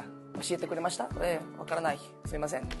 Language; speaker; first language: Japanese; non-native, learner; Spanish